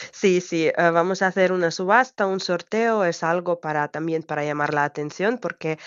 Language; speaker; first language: Spanish; non-native, fluent; Ukrainian